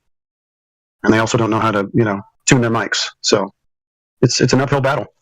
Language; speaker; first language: English; native; English